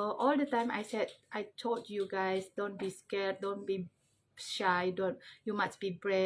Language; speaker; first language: English; non-native, learner; Indonesian